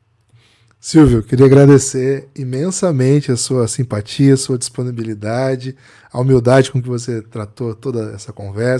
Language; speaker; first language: Portuguese; native; Portuguese